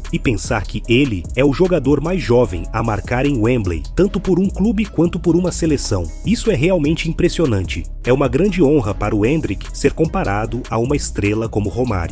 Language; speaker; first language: Portuguese; native; Portuguese